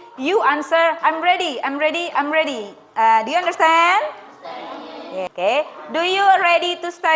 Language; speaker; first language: English; non-native, fluent; Indonesian